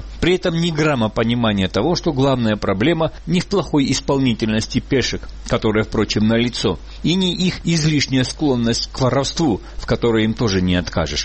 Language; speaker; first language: Russian; native; Russian